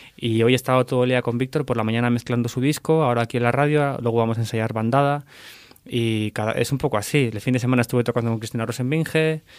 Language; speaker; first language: Spanish; native; Spanish